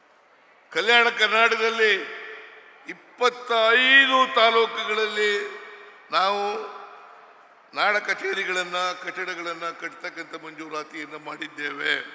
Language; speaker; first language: Kannada; native; Kannada